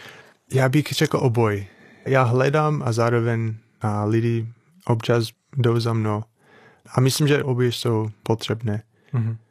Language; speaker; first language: Czech; non-native, fluent; English